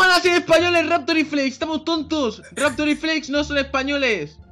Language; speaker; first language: Spanish; native; Spanish